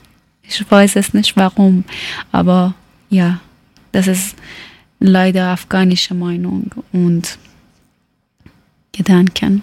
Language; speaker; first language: German; non-native, learner; Persian